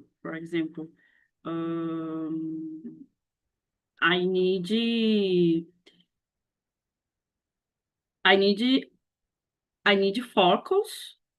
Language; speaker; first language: English; non-native, learner; Portuguese